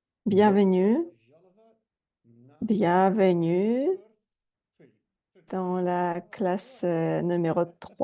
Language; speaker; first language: French; non-native, fluent; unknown